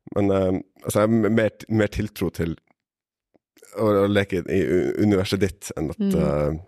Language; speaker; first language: Norwegian; native; Norwegian